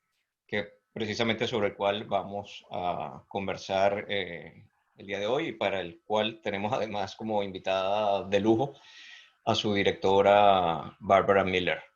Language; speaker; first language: Spanish; native; Spanish